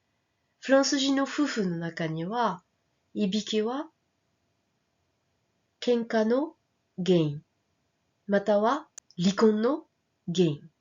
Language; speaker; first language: Japanese; non-native, fluent; French